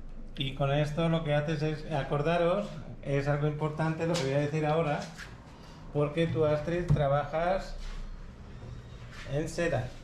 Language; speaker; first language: Spanish; native; Spanish